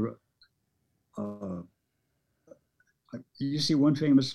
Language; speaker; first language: English; early bilingual, other home language; Norwegian